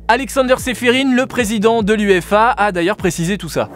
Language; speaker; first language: French; native; French